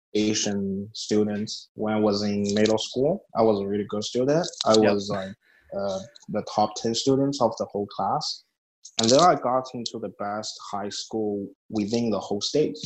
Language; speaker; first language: English; non-native, fluent; Chinese